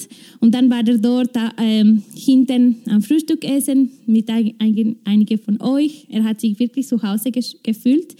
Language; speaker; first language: German; non-native, fluent; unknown